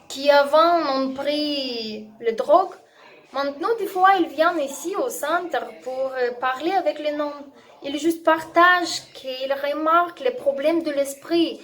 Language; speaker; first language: French; non-native, learner; Russian